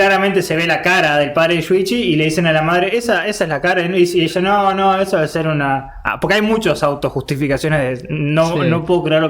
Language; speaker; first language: Spanish; native; Spanish